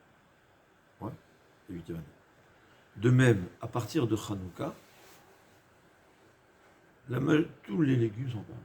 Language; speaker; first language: French; native; French